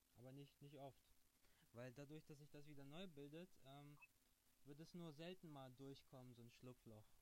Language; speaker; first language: German; early bilingual, other home language; Russian